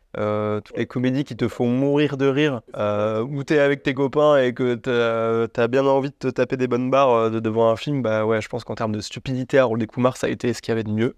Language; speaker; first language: French; native; French